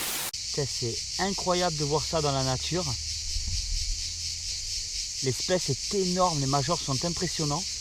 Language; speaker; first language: French; native; French